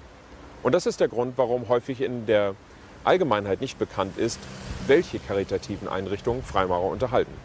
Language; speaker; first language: German; native; German